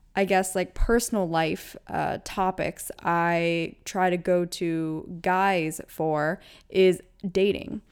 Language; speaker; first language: English; native; English